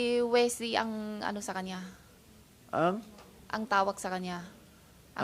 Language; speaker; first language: Filipino; non-native, fluent; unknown